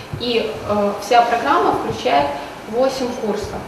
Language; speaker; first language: Russian; native; Russian